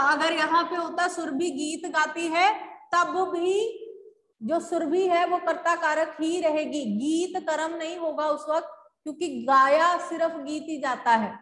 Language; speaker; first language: Hindi; native; Hindi